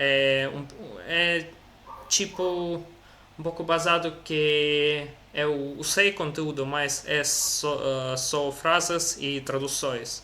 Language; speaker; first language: Portuguese; non-native, learner; Russian